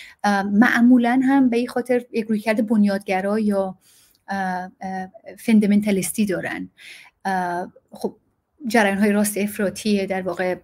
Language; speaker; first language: Persian; native; Persian